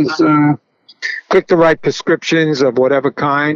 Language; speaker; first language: English; native; English